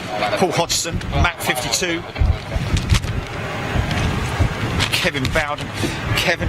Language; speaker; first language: English; native; English